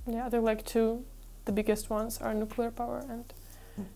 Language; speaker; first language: English; non-native, fluent; Ukrainian